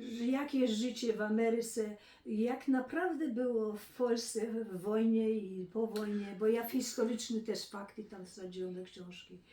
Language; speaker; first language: Polish; early bilingual, heritage; Polish